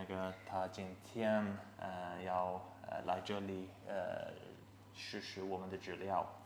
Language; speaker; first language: Chinese; non-native, learner; English